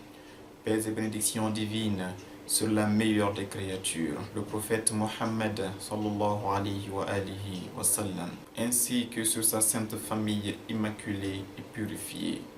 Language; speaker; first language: French; non-native, local second language; Fula